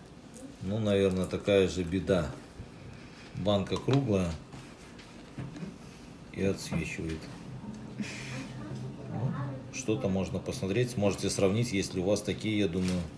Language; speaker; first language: Russian; native; Russian